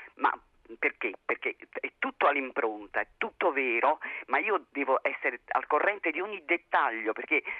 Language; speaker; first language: Italian; native; Italian